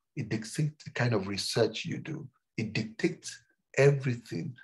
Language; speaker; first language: English; non-native, local second language; Yoruba